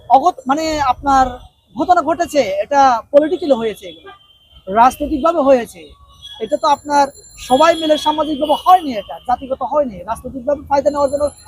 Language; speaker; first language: Bangla; non-native, local second language; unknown